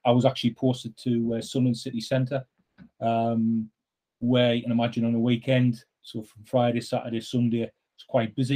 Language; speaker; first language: English; native; English